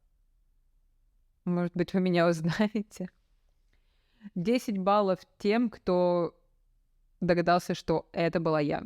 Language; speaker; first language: Russian; native; Russian